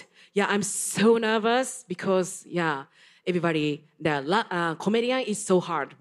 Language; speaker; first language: English; non-native, learner; Japanese